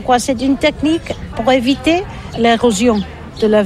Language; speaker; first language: French; non-native, learner; Catalan